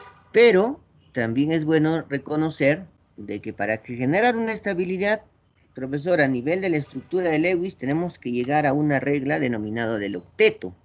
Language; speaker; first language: Spanish; native; Spanish